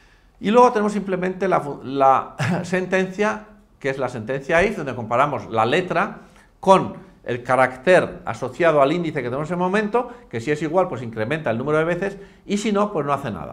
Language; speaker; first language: Spanish; native; Spanish